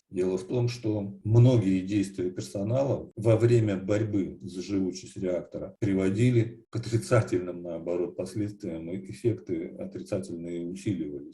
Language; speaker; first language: Russian; native; Russian